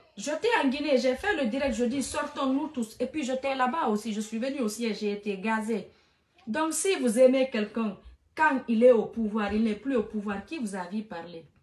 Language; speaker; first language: French; non-native, local second language; Fula